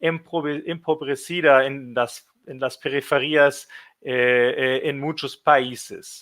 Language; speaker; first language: Spanish; non-native, fluent; German